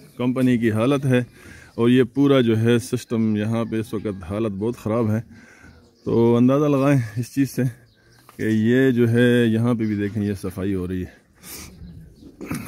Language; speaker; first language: Urdu; non-native, local second language; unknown